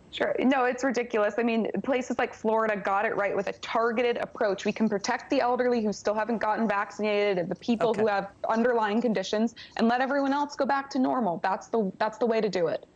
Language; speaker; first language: English; native; English